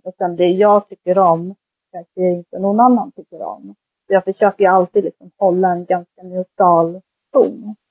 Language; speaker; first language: Swedish; early bilingual, other home language; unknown